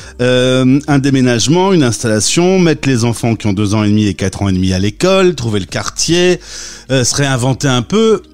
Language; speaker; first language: French; native; French